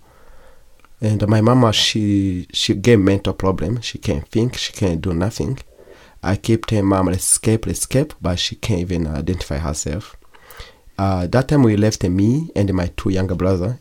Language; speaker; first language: English; non-native, learner; Kinyarwanda